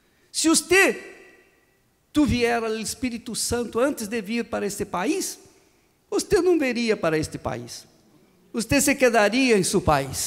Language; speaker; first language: Portuguese; non-native, fluent; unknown